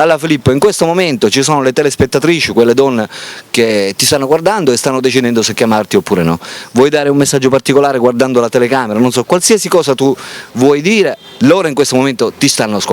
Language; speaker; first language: Italian; native; Italian